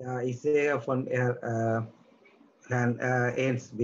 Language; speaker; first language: German; non-native, learner; Tamil